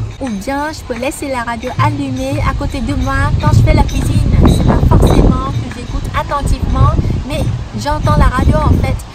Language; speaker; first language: French; non-native, fluent; Vietnamese